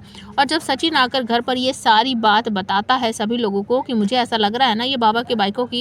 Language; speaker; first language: Hindi; native; Hindi